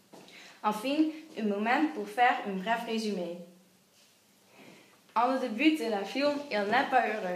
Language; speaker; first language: French; non-native, learner; Dutch